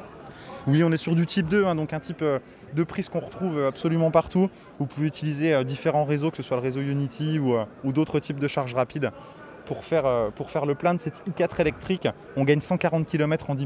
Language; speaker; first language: French; native; French